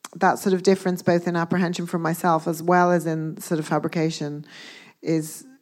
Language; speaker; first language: English; native; English